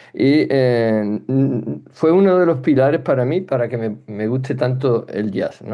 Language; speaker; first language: Spanish; native; Spanish